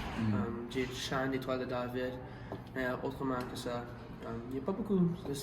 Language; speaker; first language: French; non-native, local second language; English